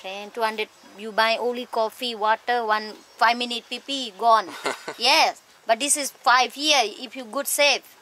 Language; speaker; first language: English; non-native, learner; Thai